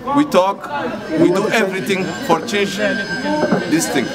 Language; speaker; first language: English; non-native, learner; Arabic